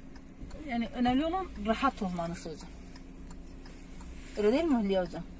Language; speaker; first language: Turkish; native; Turkish